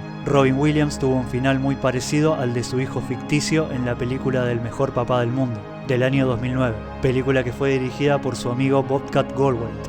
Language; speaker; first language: Spanish; native; Spanish